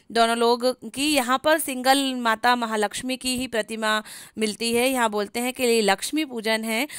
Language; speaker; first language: Hindi; native; Hindi